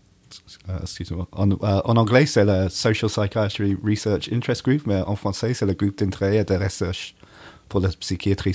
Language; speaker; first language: French; non-native, learner; English